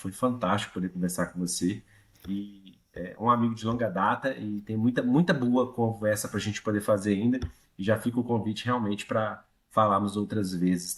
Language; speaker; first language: Portuguese; native; Portuguese